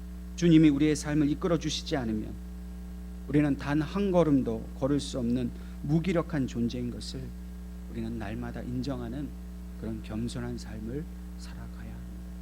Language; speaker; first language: Korean; native; Korean